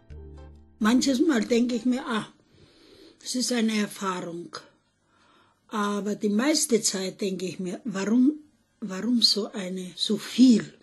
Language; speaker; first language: German; non-native, fluent; Russian